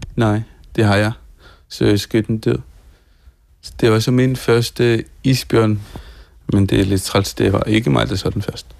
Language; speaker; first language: Danish; non-native, local second language; Kalaallisut